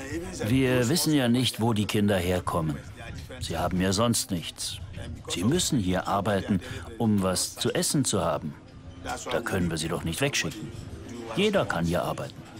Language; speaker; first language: German; native; German